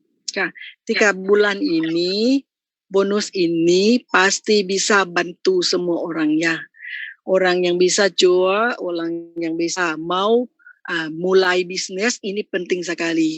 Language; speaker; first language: Indonesian; non-native, fluent; Thai